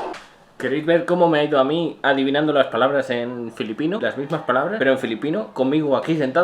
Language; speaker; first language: Spanish; native; Spanish